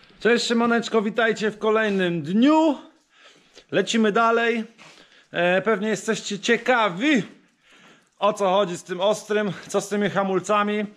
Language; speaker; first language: Polish; native; Polish